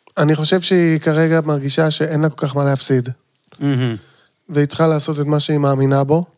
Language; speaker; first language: Hebrew; native; Hebrew